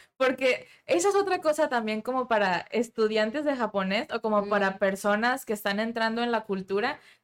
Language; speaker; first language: Spanish; native; Spanish